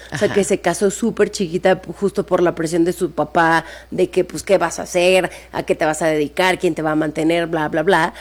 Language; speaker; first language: Spanish; native; Spanish